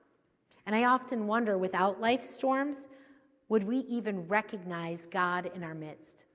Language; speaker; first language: English; native; English